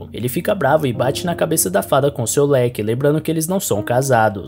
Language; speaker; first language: Portuguese; native; Portuguese